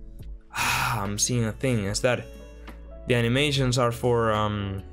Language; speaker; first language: English; non-native, fluent; Spanish